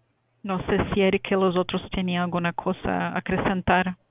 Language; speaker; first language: Spanish; non-native, fluent; Portuguese